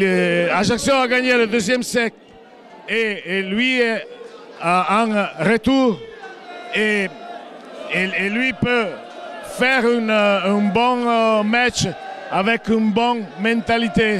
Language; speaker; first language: French; non-native, fluent; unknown